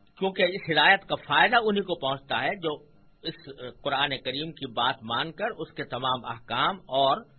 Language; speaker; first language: Urdu; native; Urdu